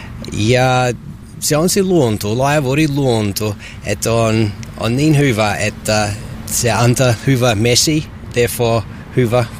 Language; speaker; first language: Finnish; non-native, learner; English